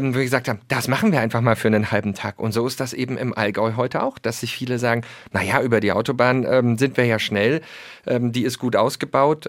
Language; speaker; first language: German; native; German